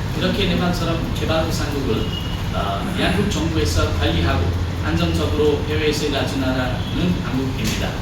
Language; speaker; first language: Korean; non-native, fluent; Nepali